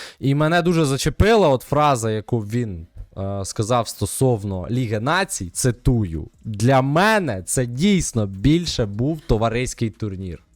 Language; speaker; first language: Ukrainian; native; Ukrainian